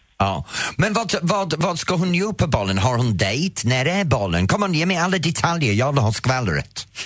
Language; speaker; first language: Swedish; non-native, fluent; English